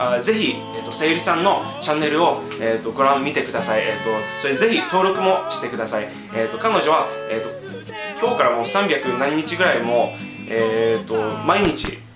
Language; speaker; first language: Japanese; non-native, fluent; English